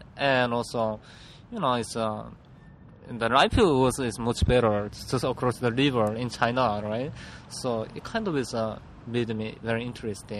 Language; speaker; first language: English; non-native, learner; Korean